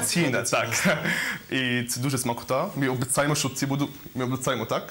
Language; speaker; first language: Ukrainian; non-native, learner; Arabic